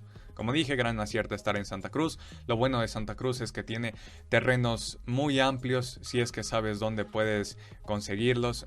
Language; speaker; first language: Spanish; native; Spanish